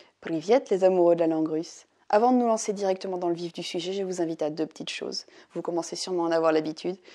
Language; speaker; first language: French; native; French